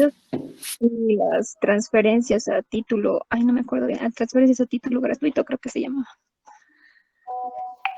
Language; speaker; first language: Spanish; native; Spanish